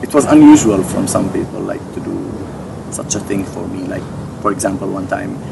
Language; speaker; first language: English; non-native, fluent; Arabic